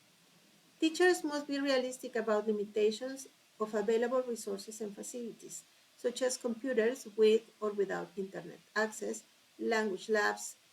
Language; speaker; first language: English; non-native, fluent; Spanish